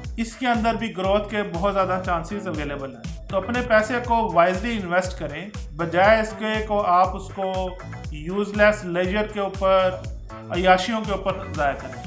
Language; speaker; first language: Urdu; non-native, local second language; Punjabi